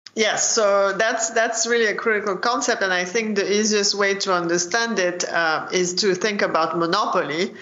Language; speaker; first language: English; non-native, fluent; French